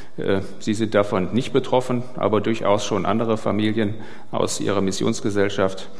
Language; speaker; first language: German; native; German